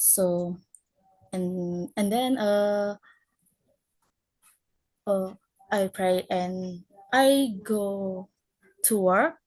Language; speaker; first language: English; non-native, learner; Indonesian